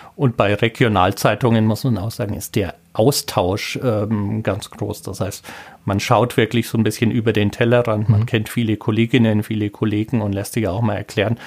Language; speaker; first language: German; native; German